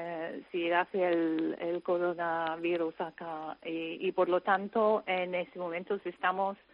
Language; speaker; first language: Spanish; non-native, fluent; English